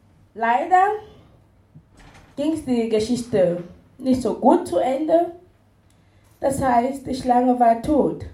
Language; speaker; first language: German; non-native, fluent; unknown